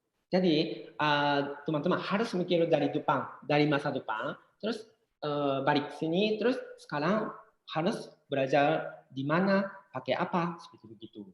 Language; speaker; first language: Indonesian; non-native, fluent; Japanese